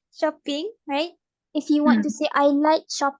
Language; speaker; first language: English; non-native, local second language; Malay